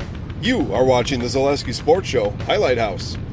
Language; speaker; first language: English; native; English